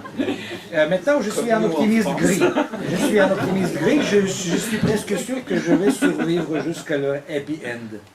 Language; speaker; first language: French; non-native, fluent; Russian